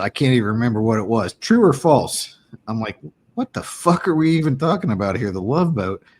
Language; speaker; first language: English; native; English